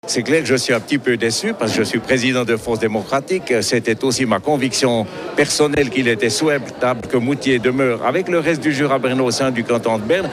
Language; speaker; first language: French; native; French